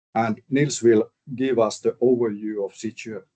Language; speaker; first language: English; non-native, fluent; Finnish